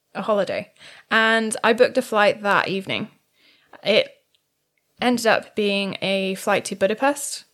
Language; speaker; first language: English; native; English